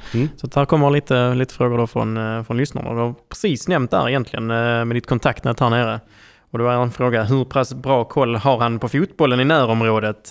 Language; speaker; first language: Swedish; native; Swedish